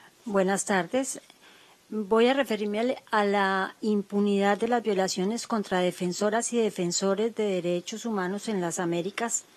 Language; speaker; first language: Spanish; native; Spanish